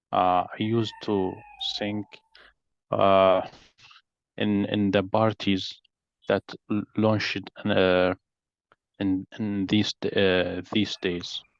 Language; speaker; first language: English; non-native, learner; Arabic